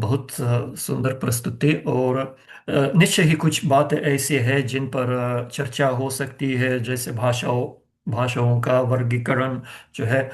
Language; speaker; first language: Hindi; non-native, fluent; Ukrainian